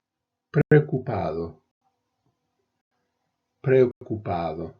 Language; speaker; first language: Spanish; non-native, fluent; English